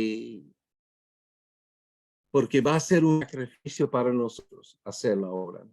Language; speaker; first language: Spanish; non-native, fluent; English